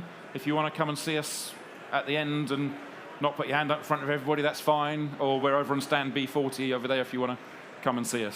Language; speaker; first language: English; native; English